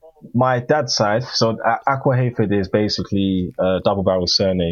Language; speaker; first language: English; native; English